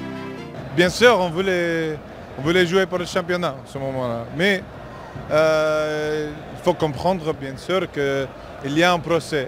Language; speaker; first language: French; non-native, fluent; English